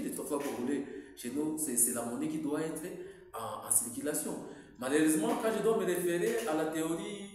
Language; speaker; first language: French; non-native, local second language; Swahili